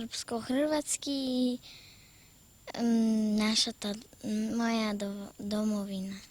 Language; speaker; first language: Macedonian; early bilingual, heritage; Macedonian